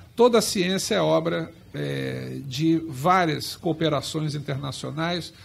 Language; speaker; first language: Portuguese; native; Portuguese